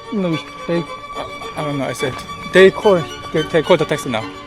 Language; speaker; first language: English; non-native, learner; Korean